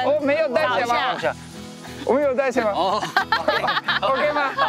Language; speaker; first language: Chinese; non-native, fluent; Japanese